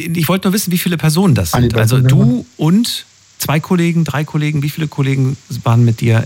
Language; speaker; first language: German; native; German